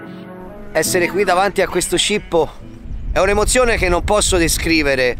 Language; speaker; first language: Italian; native; Italian